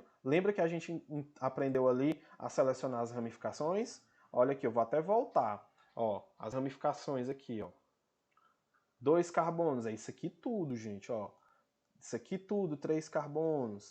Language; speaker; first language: Portuguese; native; Portuguese